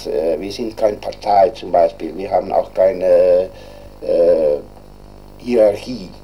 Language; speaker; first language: German; non-native, learner; Dutch